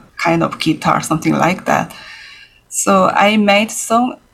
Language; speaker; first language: English; non-native, learner; Korean